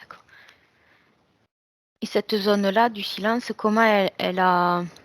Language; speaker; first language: French; native; French